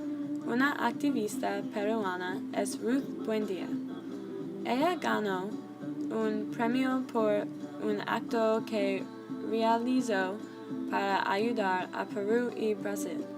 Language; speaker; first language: Spanish; non-native, learner; English